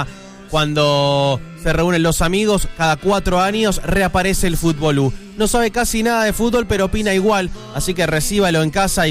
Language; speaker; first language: Spanish; native; Spanish